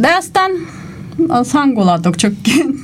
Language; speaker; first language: Hungarian; non-native, fluent; Armenian